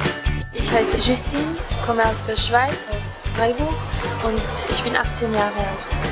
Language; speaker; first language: German; non-native, local second language; French